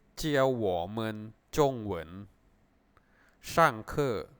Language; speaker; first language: Chinese; non-native, fluent; Thai